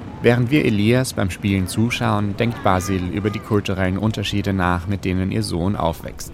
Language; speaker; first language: German; native; German